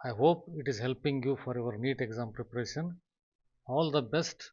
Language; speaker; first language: English; non-native, local second language; Kannada